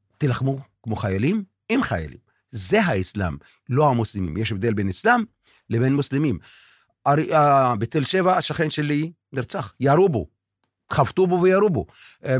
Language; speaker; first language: Hebrew; non-native, local second language; Arabic